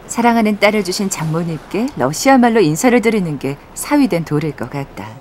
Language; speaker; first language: Korean; native; Korean